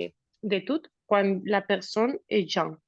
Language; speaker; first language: French; non-native, learner; Spanish